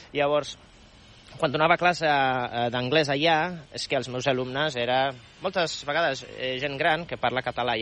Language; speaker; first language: Catalan; non-native, fluent; Polish